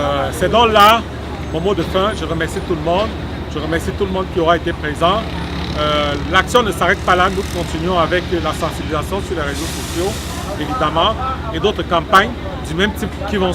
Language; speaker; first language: French; native; French